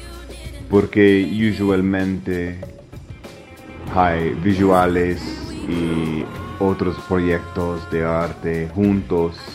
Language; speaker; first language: Spanish; non-native, learner; English